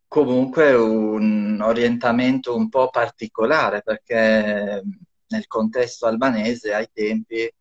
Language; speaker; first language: Italian; non-native, fluent; Albanian